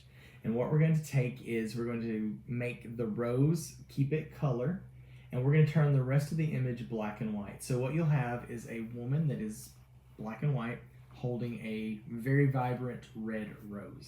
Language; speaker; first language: English; native; English